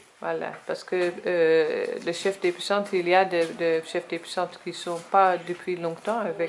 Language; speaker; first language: French; non-native, learner; Dutch